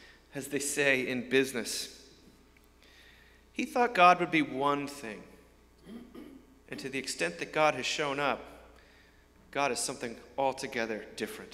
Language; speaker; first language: English; native; English